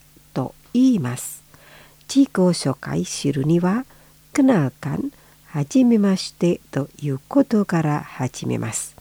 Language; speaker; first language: Japanese; non-native, fluent; Indonesian